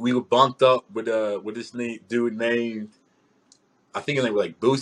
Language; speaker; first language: English; native; English